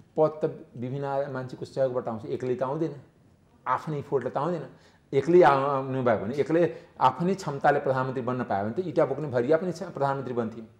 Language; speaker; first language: Nepali; native; Nepali